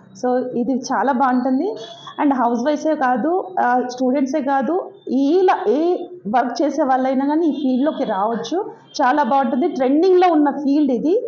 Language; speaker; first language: Telugu; native; Telugu